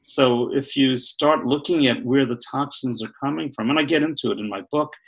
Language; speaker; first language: English; native; English